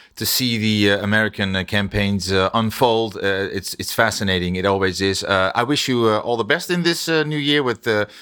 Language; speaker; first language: English; non-native, fluent; Dutch